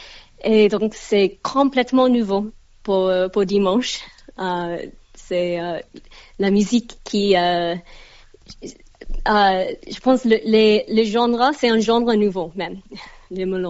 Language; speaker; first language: French; non-native, learner; English